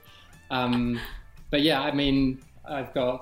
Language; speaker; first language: English; native; English